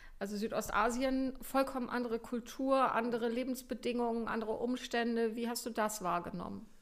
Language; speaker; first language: German; native; German